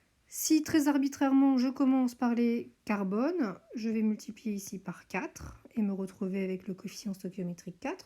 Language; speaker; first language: French; native; French